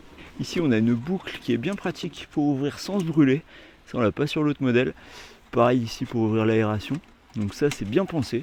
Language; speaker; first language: French; native; French